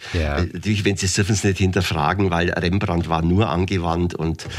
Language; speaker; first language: German; native; German